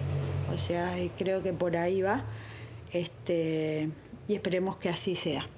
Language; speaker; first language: Spanish; native; Spanish